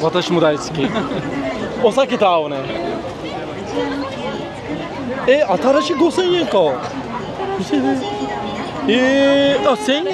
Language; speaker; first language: Japanese; non-native, fluent; Persian